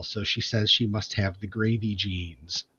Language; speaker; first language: English; native; English